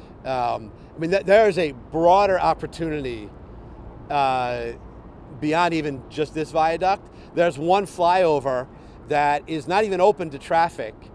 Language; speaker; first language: English; native; English